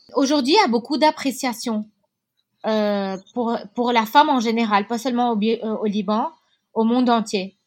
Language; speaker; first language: French; non-native, local second language; Arabic